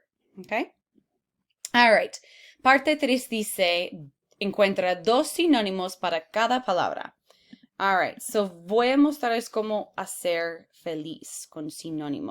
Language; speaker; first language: Spanish; non-native, fluent; English